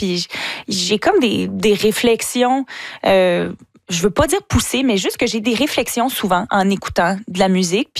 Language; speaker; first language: French; native; French